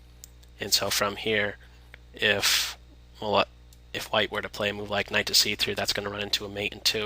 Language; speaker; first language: English; native; English